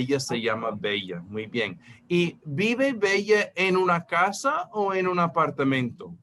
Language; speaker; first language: Spanish; non-native, fluent; English